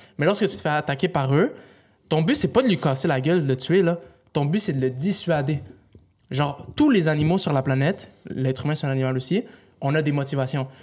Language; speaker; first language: French; native; French